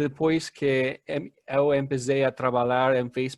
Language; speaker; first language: Portuguese; non-native, learner; English